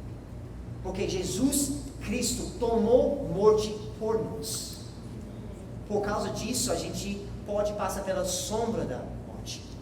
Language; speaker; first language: Portuguese; non-native, fluent; English